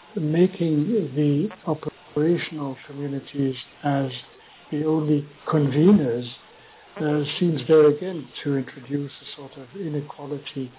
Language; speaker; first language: English; non-native, fluent; French